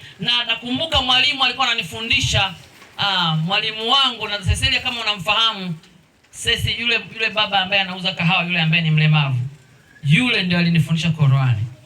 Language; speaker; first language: Swahili; native; Swahili